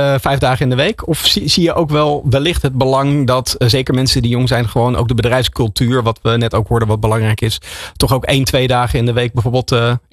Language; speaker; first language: Dutch; native; Dutch